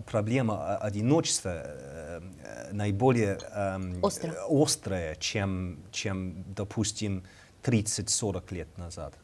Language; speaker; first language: Russian; non-native, learner; English